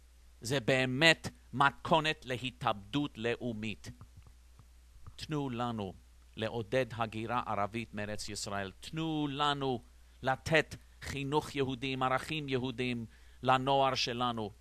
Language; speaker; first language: Hebrew; non-native, fluent; English